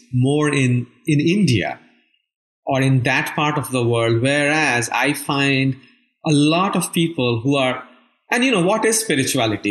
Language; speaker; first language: English; non-native, local second language; Bangla